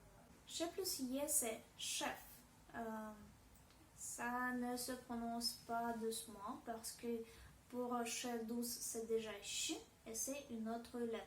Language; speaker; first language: French; non-native, fluent; Russian